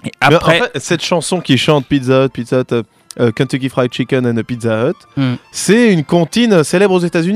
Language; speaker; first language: French; native; French